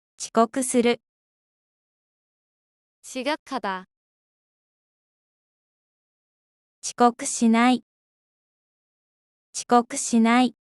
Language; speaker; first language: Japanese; non-native, fluent; Korean